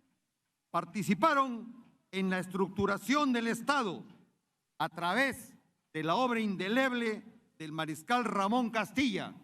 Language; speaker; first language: Spanish; native; Spanish